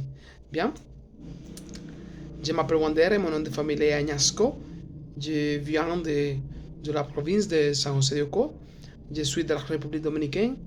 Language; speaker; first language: French; non-native, learner; Spanish